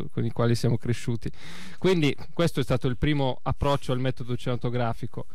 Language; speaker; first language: Italian; early bilingual, other home language; Russian